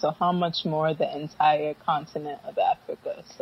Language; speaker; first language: English; early bilingual, other home language; Akan